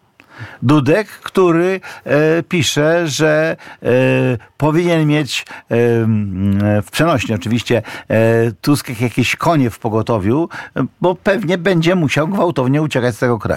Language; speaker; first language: Polish; native; Polish